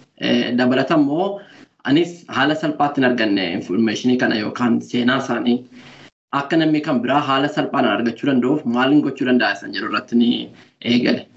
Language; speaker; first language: Oromo; early bilingual, other home language; Norwegian